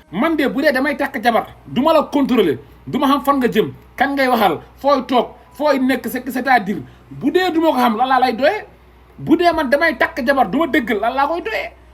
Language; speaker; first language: Wolof; non-native, local second language; Fula